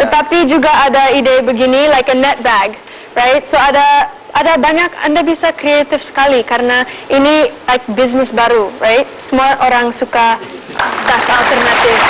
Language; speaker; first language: Indonesian; non-native, local second language; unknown